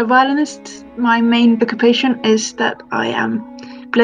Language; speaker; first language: English; non-native, fluent; Finnish